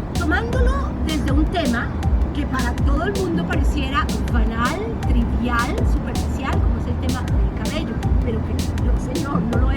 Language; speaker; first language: Spanish; native; Spanish